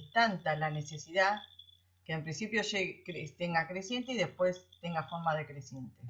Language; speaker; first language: Spanish; native; Spanish